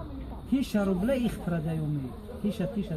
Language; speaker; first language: Russian; non-native, learner; Tajik